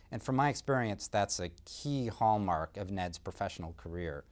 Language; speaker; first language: English; native; English